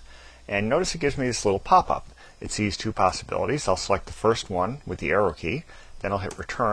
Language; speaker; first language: English; native; English